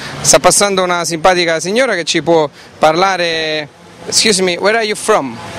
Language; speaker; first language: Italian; native; Italian